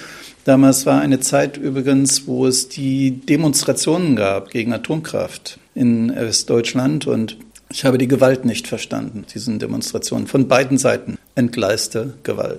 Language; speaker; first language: German; native; German